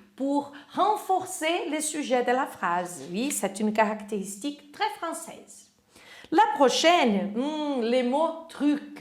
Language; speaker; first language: French; non-native, fluent; Portuguese